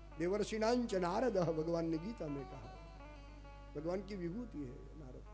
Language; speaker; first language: Hindi; non-native, local second language; Gujarati